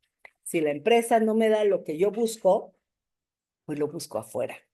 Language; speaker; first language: Spanish; native; Spanish